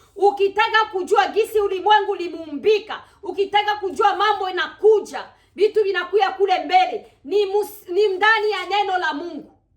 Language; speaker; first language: Swahili; native; Swahili